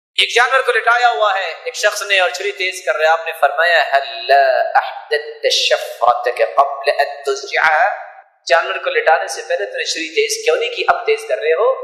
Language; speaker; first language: Urdu; non-native, local second language; Punjabi